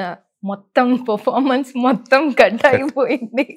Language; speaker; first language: Telugu; non-native, learner; Tamil